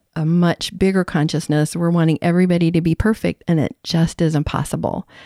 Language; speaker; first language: English; native; English